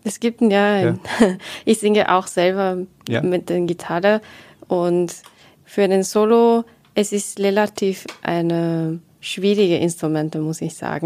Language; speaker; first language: German; non-native, learner; Japanese